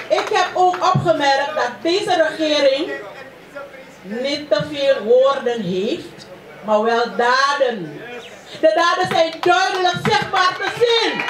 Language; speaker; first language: Dutch; non-native, local second language; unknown